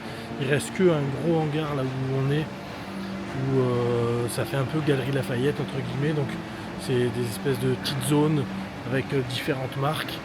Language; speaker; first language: French; native; French